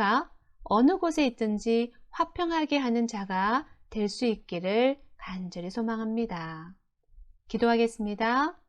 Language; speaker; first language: Korean; native; Korean